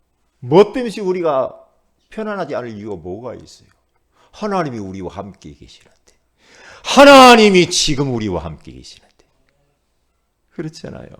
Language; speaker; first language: Korean; native; Korean